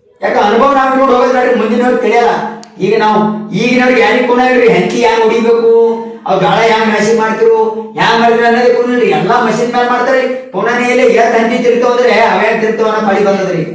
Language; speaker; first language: Kannada; native; Kannada